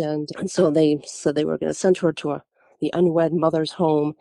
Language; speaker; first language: English; early bilingual, other home language; German